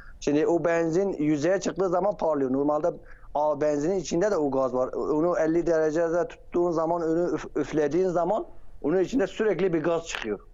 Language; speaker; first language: Turkish; non-native, local second language; Kurdish